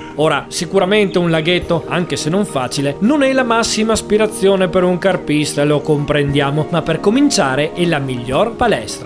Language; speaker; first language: Italian; native; Italian